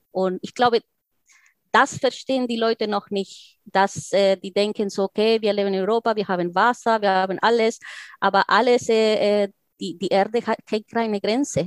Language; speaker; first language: German; non-native, fluent; Spanish